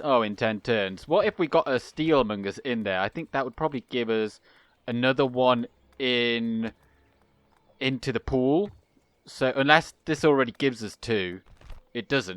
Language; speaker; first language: English; native; English